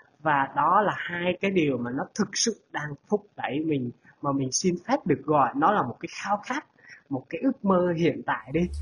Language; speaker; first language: Vietnamese; non-native, local second language; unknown